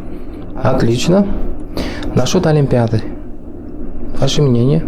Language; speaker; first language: Russian; non-native, learner; Uzbek